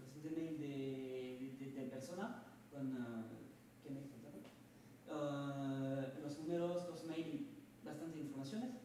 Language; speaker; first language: Spanish; non-native, fluent; French